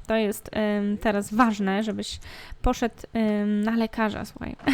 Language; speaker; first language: Polish; native; Polish